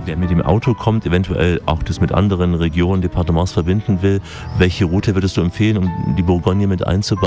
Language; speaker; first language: German; native; German